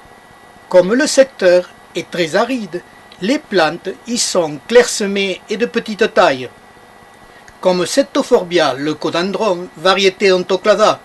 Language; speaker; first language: French; native; French